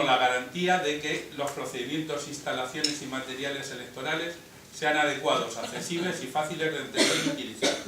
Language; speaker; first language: Spanish; native; Spanish